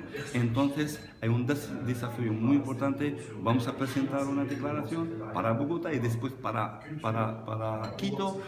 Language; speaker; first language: Spanish; non-native, fluent; Arabic